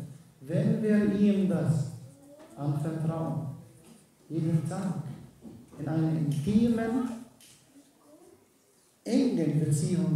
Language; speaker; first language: German; non-native, fluent; Arabic